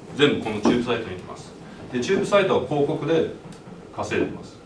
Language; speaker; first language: Japanese; early bilingual, other home language; English